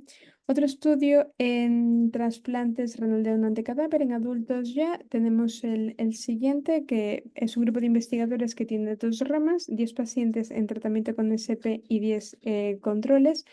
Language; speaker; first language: Spanish; native; Spanish